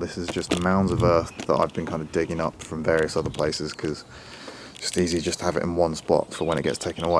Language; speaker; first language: English; native; English